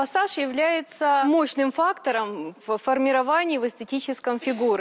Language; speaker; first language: Russian; native; Russian